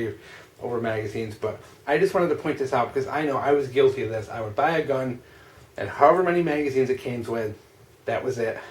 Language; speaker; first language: English; native; English